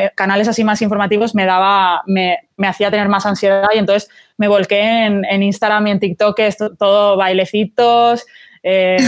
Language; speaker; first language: Spanish; native; Spanish